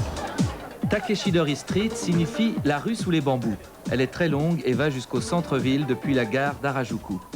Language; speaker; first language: French; native; French